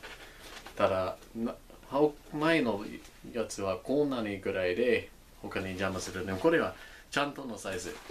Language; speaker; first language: Japanese; non-native, learner; English